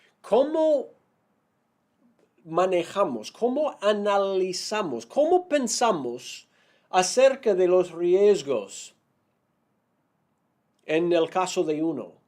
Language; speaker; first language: Spanish; non-native, fluent; English